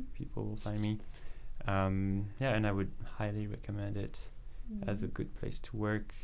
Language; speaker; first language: English; non-native, fluent; French